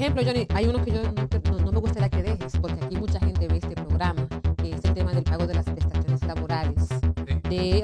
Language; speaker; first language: Spanish; native; Spanish